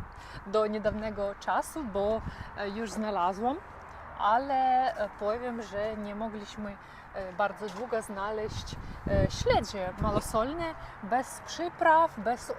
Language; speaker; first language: Polish; non-native, learner; Ukrainian